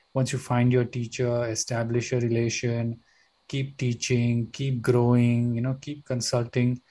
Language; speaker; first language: English; non-native, local second language; Marathi